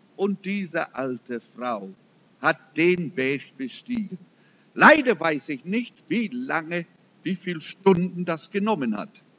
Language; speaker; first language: German; early bilingual, heritage; German